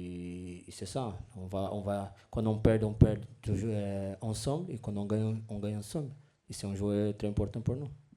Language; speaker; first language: French; non-native, fluent; Portuguese